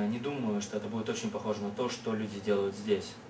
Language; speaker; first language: Russian; native; Russian